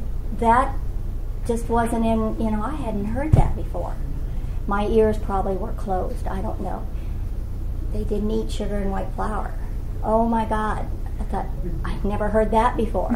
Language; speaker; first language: English; native; English